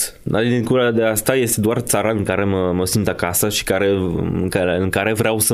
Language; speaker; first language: Romanian; non-native, fluent; French